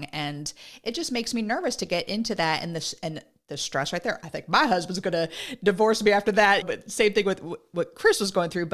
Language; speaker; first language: English; native; English